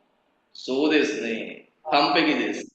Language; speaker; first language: Japanese; non-native, fluent; Sinhala